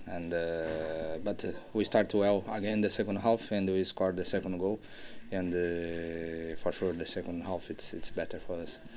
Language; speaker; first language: English; non-native, learner; Portuguese